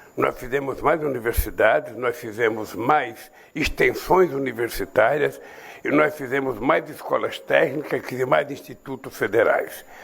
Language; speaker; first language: Portuguese; native; Portuguese